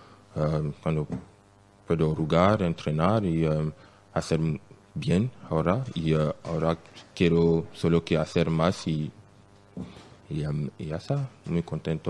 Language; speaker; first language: Spanish; non-native, learner; French